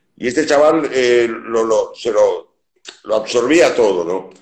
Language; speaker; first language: Spanish; native; Spanish